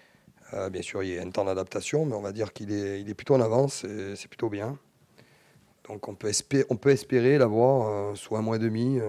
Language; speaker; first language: French; native; French